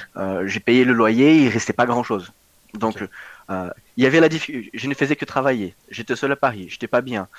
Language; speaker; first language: French; non-native, fluent; Portuguese